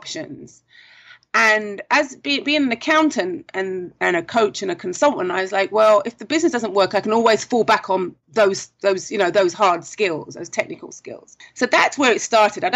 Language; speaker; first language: English; native; English